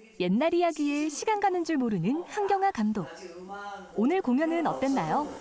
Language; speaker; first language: Korean; native; Korean